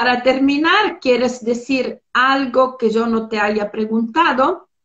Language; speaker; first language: Spanish; non-native, fluent; Italian